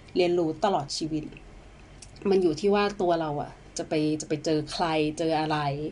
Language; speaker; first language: Thai; native; Thai